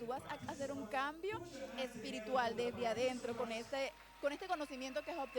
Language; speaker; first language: Spanish; native; Spanish